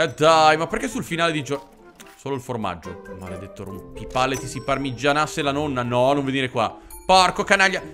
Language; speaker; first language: Italian; native; Italian